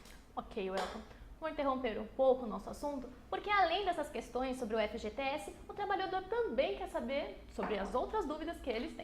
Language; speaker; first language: Portuguese; native; Portuguese